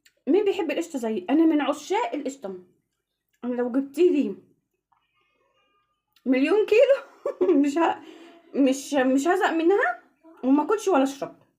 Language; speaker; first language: Arabic; native; Arabic